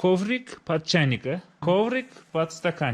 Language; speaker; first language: Russian; non-native, local second language; Uzbek